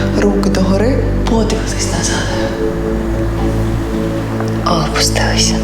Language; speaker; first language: Ukrainian; native; Ukrainian